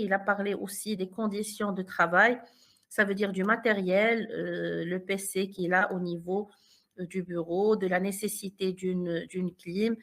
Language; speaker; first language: French; non-native, local second language; Arabic